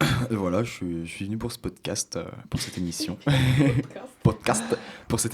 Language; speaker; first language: French; native; French